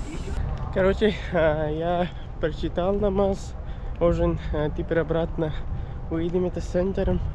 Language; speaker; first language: Russian; non-native, learner; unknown